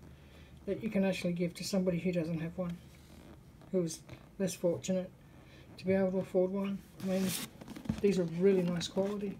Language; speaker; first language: English; native; English